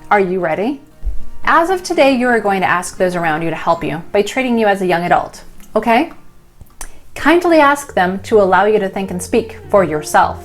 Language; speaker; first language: English; native; English